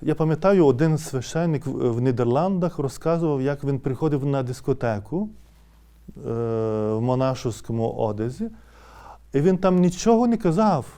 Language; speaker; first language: Ukrainian; non-native, fluent; Lithuanian